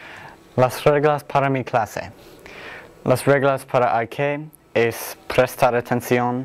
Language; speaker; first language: Spanish; non-native, learner; English